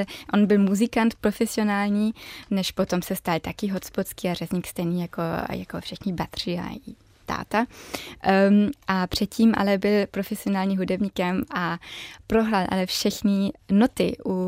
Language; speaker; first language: Czech; early bilingual, heritage; German